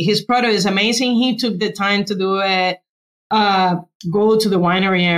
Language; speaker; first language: English; non-native, fluent; Spanish